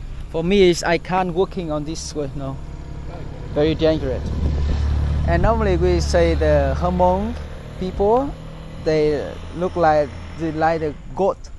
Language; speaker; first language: English; non-native, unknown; Vietnamese